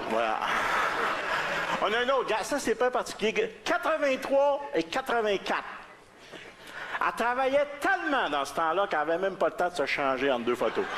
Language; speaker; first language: French; native; French